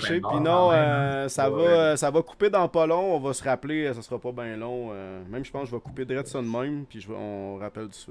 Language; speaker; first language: French; native; French